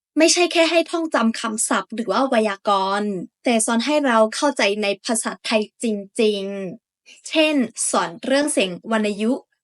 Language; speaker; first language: Thai; non-native, fluent; Burmese